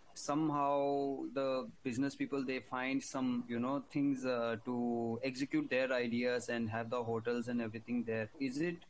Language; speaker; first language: English; non-native, local second language; Hindi